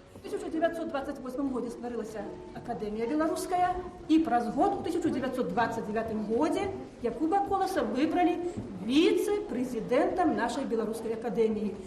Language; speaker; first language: Belarusian; native; Belarusian